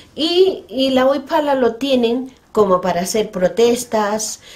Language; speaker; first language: Spanish; non-native, local second language; Quechua